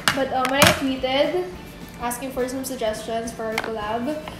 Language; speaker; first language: English; non-native, local second language; Filipino